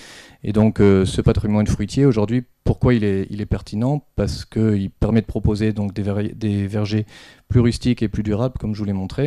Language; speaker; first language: French; native; French